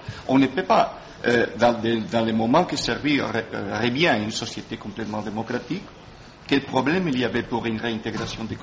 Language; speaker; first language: French; non-native, learner; Spanish